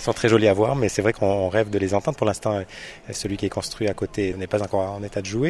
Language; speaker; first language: French; native; French